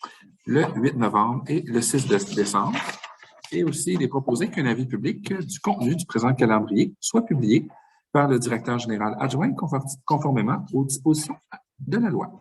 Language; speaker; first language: French; native; French